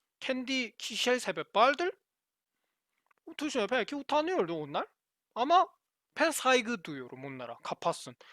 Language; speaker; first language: Turkish; non-native, learner; Korean